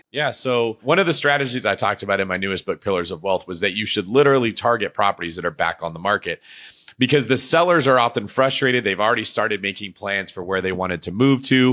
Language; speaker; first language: English; native; English